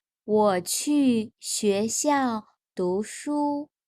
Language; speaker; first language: Chinese; non-native, fluent; Urdu